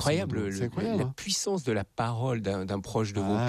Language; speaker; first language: French; native; French